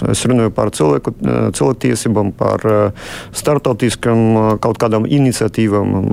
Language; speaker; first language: Latvian; non-native, local second language; Russian